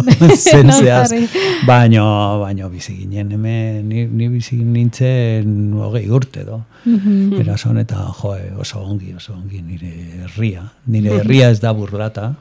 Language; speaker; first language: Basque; non-native, local second language; Spanish